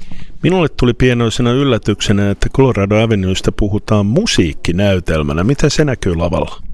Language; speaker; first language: Finnish; native; Finnish